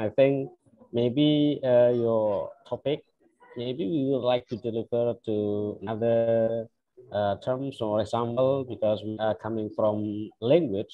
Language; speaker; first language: English; non-native, fluent; Indonesian